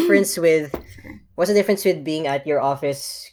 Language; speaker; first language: English; non-native, local second language; Filipino